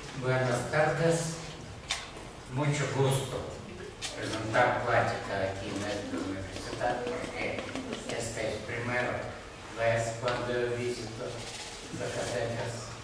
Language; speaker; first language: Spanish; non-native, fluent; Russian